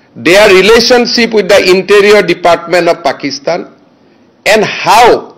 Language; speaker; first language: English; non-native, local second language; Assamese